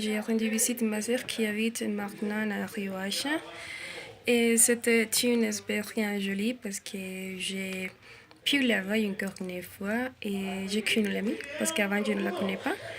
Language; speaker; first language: French; non-native, learner; Spanish